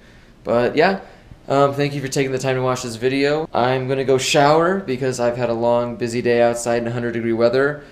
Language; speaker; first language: English; native; English